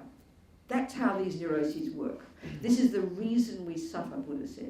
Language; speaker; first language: English; native; English